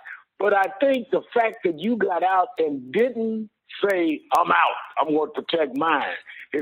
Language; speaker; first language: English; native; English